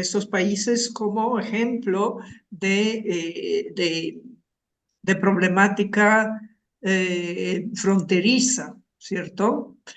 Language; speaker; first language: Spanish; non-native, fluent; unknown